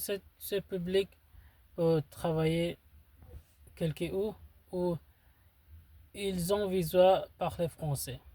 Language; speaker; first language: French; non-native, learner; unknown